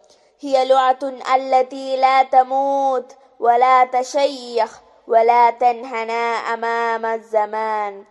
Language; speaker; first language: Arabic; non-native, learner; Malayalam